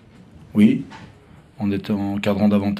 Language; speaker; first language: French; native; French